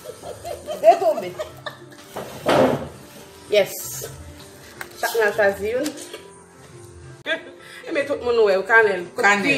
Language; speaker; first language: French; non-native, learner; Haitian Creole